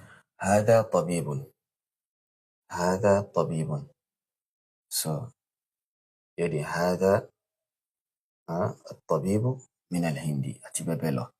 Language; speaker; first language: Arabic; non-native, fluent; Yoruba